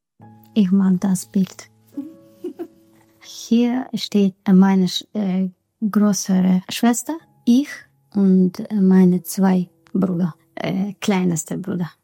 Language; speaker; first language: German; non-native, learner; Russian